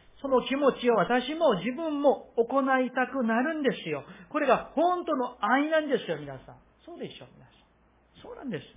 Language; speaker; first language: Japanese; non-native, fluent; Korean